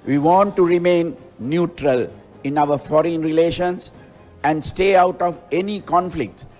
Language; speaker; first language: English; non-native, local second language; Sinhala